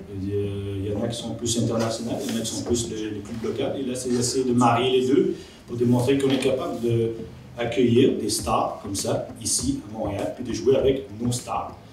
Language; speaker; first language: French; native; French